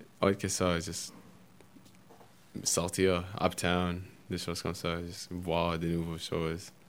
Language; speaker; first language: French; early bilingual, other home language; Spanish